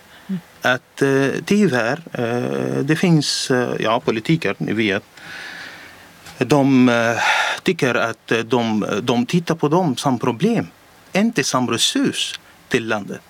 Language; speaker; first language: Swedish; non-native, learner; Arabic